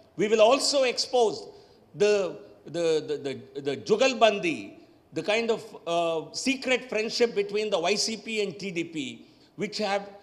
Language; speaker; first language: English; non-native, local second language; Telugu